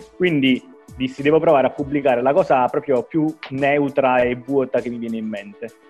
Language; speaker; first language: Italian; native; Italian